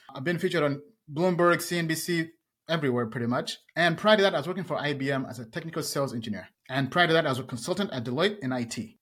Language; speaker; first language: English; early bilingual, other home language; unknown